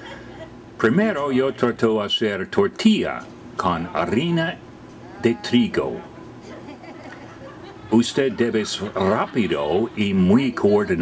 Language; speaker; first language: Spanish; non-native, learner; English